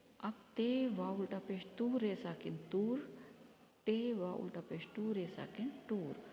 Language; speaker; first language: Hindi; native; Hindi